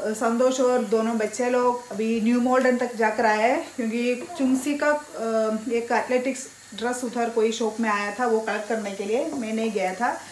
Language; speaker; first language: Hindi; non-native, local second language; Malayalam